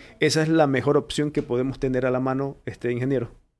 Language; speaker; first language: Spanish; native; Spanish